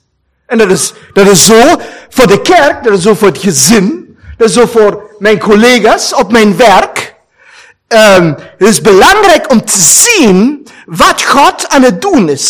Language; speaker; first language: Dutch; non-native, fluent; German